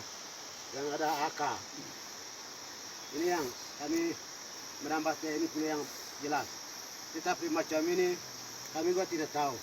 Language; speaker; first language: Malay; non-native, local second language; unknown